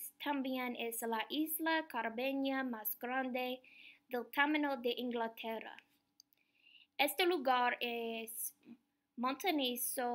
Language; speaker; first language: Spanish; non-native, learner; English